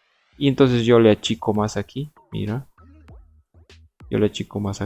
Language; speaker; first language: Spanish; native; Spanish